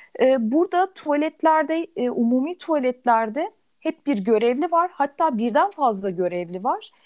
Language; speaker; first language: Turkish; native; Turkish